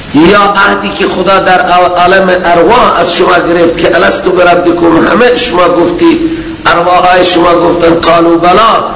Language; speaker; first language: Persian; native; Persian